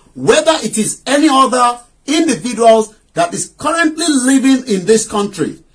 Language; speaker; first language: English; non-native, local second language; Yoruba